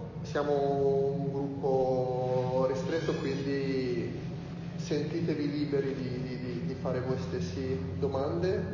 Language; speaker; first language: Italian; native; Italian